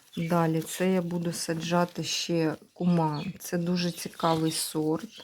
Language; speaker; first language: Ukrainian; native; Ukrainian